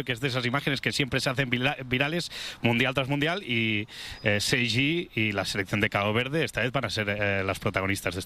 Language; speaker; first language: Spanish; native; Spanish